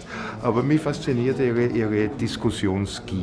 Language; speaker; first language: German; native; German